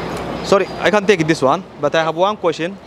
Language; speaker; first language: English; non-native, learner; Tigrinya